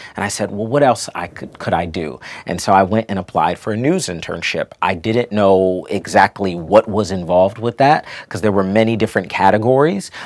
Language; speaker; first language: English; native; English